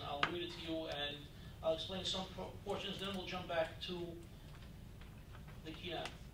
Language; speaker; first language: English; native; English